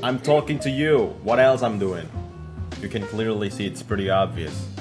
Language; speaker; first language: English; non-native, fluent; Indonesian